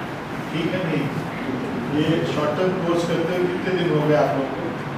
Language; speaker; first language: Hindi; native; Hindi